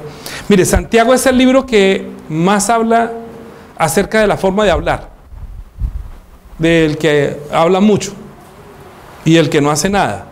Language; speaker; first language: Spanish; native; Spanish